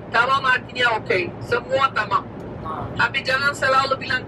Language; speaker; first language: Indonesian; non-native, fluent; Turkish